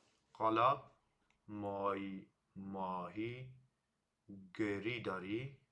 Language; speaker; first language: Persian; non-native, learner; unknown